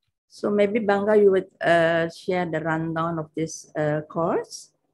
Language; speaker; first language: English; non-native, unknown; Indonesian